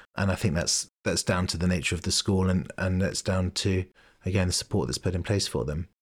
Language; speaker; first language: English; native; English